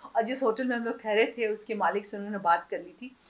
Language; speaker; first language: Hindi; native; Hindi